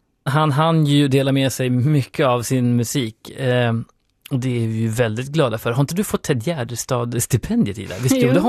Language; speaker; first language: Swedish; native; Swedish